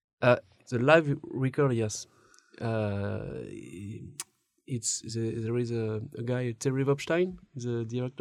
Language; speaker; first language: English; non-native, learner; French